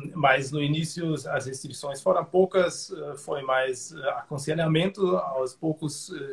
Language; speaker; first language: Portuguese; non-native, fluent; German